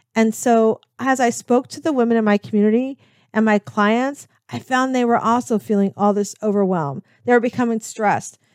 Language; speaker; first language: English; native; English